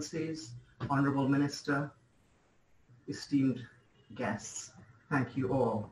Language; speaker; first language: English; non-native, local second language; Bangla